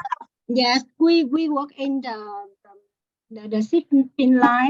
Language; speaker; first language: English; non-native, learner; Vietnamese